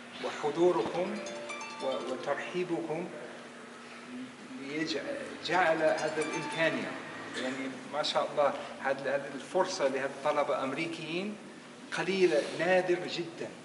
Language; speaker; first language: Arabic; non-native, fluent; English